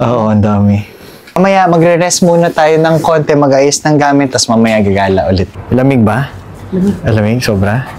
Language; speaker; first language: Filipino; native; Filipino